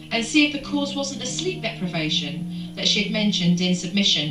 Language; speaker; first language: English; native; English